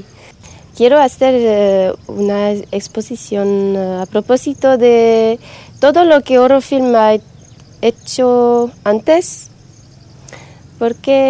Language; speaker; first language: Spanish; non-native, learner; French